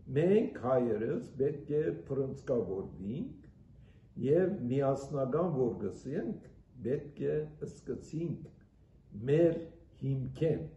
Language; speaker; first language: Armenian; early bilingual, heritage; Armenian